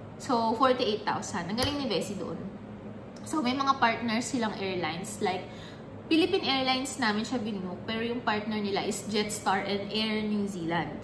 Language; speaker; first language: Filipino; native; Filipino